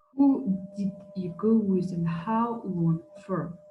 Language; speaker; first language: English; non-native, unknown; Kazakh